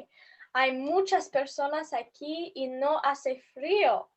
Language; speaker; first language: Spanish; non-native, learner; English